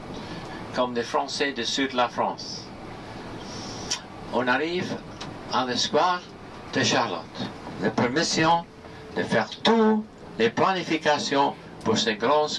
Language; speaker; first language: French; non-native, learner; English